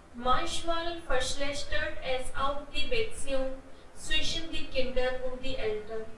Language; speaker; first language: German; non-native, learner; Hindi